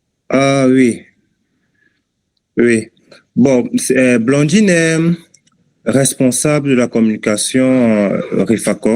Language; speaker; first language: French; native; French